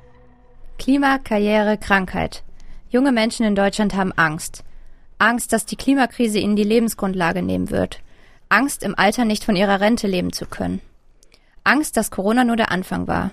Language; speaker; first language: German; native; German